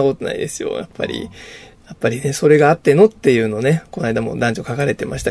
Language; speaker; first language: Japanese; native; Japanese